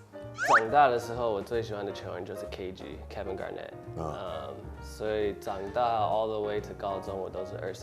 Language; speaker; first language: Chinese; early bilingual, heritage; Chinese